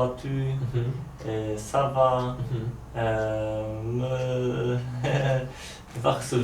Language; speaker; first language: French; non-native, learner; Polish